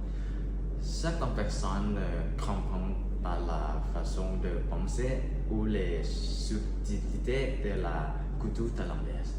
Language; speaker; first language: French; non-native, learner; Thai